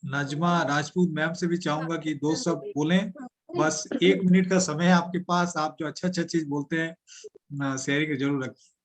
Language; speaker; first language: Hindi; non-native, local second language; Bangla